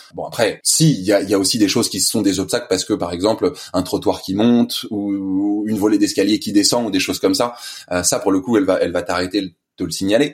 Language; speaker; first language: French; native; French